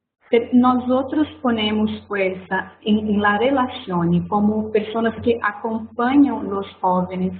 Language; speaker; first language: Spanish; non-native, fluent; Portuguese